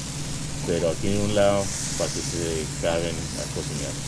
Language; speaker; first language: Spanish; early bilingual, heritage; English